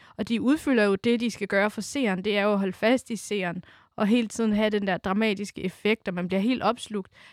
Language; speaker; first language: Danish; early bilingual, other home language; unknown